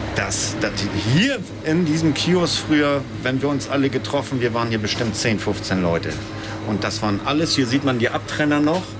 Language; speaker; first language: German; native; German